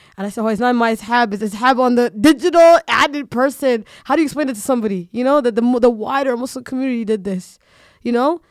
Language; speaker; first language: English; early bilingual, other home language; Somali